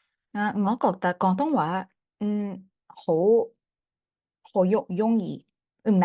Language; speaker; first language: Cantonese; non-native, learner; English